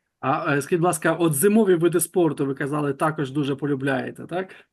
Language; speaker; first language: Ukrainian; native; Ukrainian